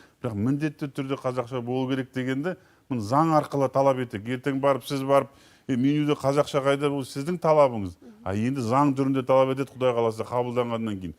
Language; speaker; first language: Kazakh; native; Kazakh